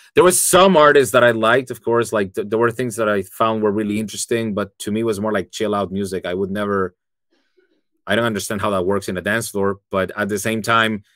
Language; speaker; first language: English; non-native, fluent; Spanish